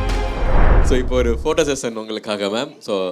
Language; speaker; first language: Tamil; native; Tamil